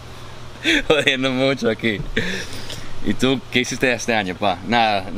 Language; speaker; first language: Spanish; early bilingual, heritage; Spanish